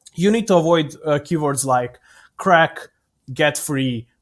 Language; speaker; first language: English; non-native, fluent; Serbian